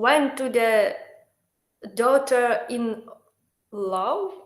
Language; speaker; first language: English; non-native, learner; Ukrainian